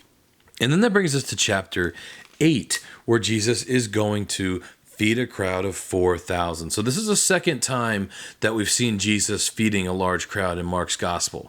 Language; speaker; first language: English; native; English